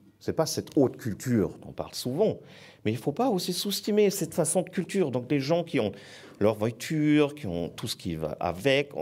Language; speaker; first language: French; non-native, fluent; German